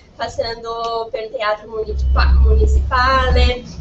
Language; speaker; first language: Italian; non-native, learner; Portuguese